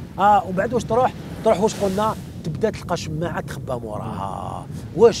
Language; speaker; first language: Arabic; native; Arabic